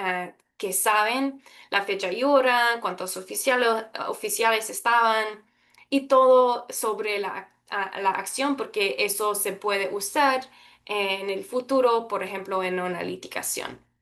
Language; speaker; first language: Spanish; early bilingual, heritage; Spanish